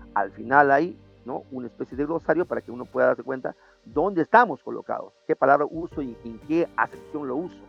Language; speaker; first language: Spanish; native; Spanish